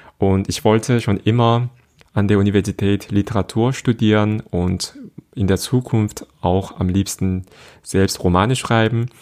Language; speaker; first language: German; non-native, fluent; Korean